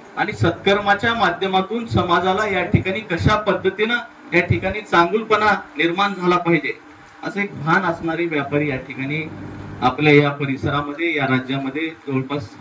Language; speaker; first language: Marathi; native; Marathi